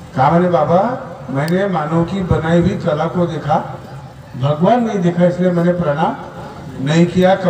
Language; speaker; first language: Hindi; non-native, local second language; Marathi